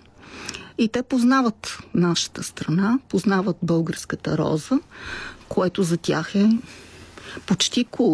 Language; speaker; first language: Bulgarian; native; Bulgarian